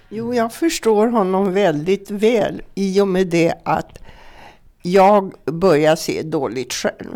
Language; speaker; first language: Swedish; native; Swedish